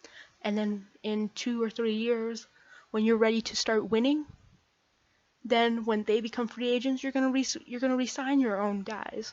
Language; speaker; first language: English; native; English